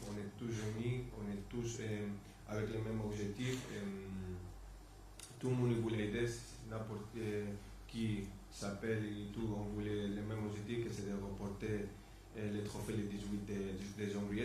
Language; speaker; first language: French; non-native, fluent; Spanish